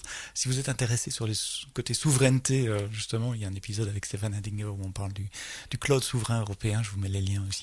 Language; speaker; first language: French; native; French